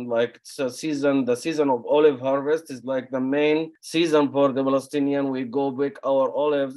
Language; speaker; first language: English; non-native, fluent; Arabic